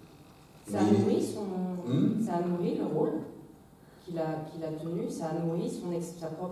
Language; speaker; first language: French; native; French